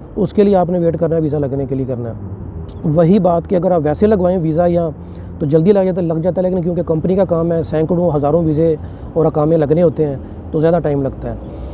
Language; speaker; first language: Urdu; non-native, local second language; Punjabi